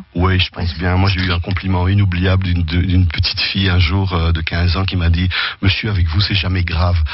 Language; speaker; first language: French; native; French